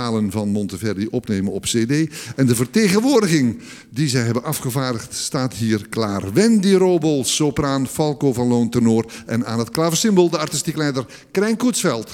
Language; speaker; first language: Dutch; native; Dutch